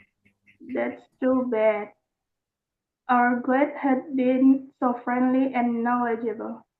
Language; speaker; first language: English; non-native, learner; Indonesian